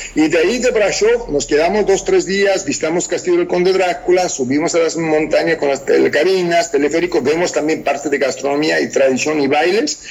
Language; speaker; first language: Spanish; non-native, fluent; Romanian